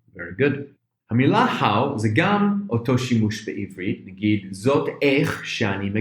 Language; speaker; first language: Hebrew; non-native, fluent; English